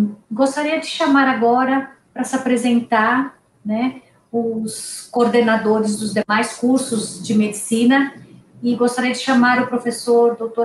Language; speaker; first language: Portuguese; native; Portuguese